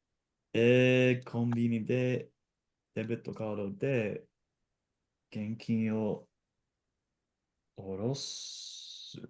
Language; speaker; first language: Japanese; non-native, learner; English